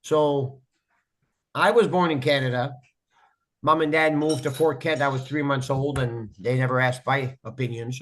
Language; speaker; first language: English; native; English